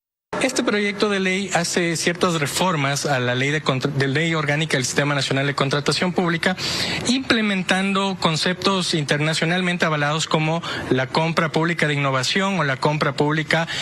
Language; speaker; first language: Spanish; native; Spanish